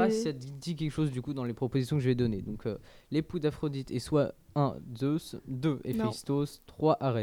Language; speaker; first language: French; native; French